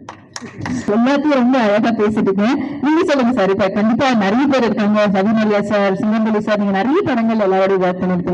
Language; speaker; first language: Tamil; native; Tamil